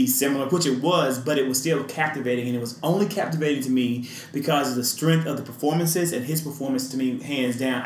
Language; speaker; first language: English; native; English